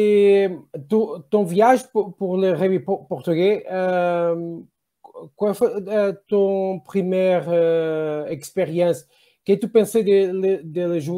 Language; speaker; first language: French; non-native, learner; Portuguese